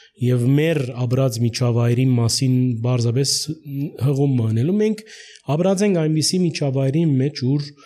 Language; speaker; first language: Armenian; early bilingual, heritage; Armenian